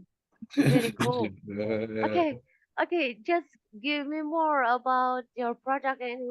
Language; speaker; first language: English; non-native, local second language; Indonesian